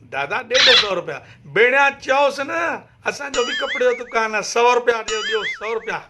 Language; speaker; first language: Sindhi; early bilingual, heritage; Sindhi